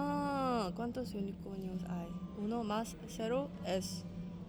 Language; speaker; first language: Spanish; non-native, learner; Korean